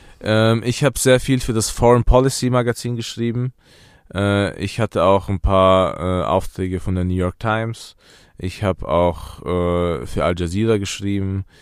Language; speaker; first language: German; early bilingual, other home language; Persian